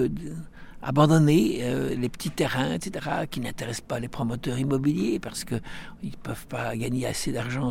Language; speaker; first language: French; native; French